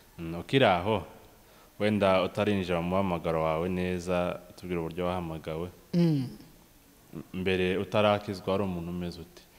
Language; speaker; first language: Kinyarwanda; native; Kinyarwanda